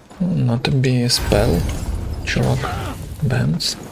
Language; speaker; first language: Ukrainian; native; Ukrainian